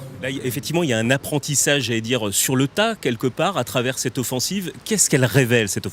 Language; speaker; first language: French; native; French